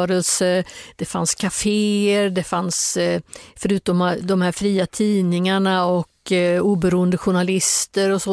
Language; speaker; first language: Swedish; native; Swedish